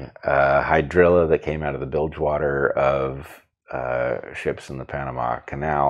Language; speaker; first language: English; native; English